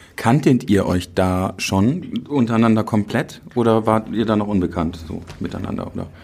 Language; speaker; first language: German; native; German